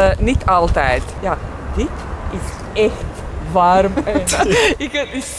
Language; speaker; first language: Dutch; non-native, learner; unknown